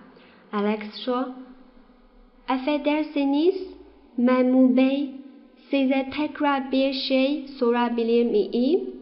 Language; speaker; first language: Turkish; non-native, fluent; Chinese